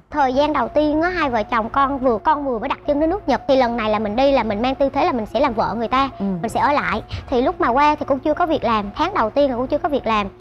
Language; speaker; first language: Vietnamese; native; Vietnamese